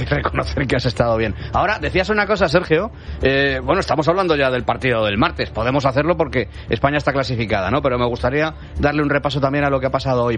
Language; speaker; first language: Spanish; native; Spanish